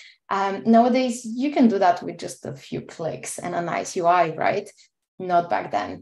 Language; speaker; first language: English; non-native, fluent; Bulgarian